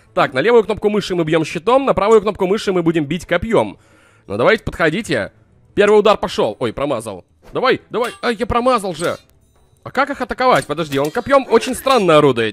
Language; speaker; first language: Russian; native; Russian